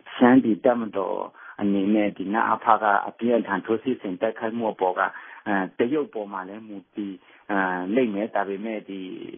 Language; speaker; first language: Burmese; non-native, local second language; Shan